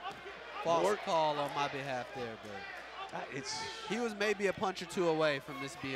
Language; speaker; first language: English; native; English